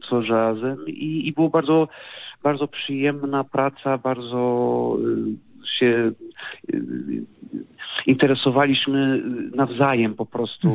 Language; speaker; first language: Polish; non-native, fluent; Portuguese